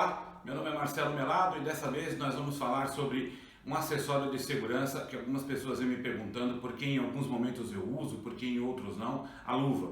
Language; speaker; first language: Portuguese; native; Portuguese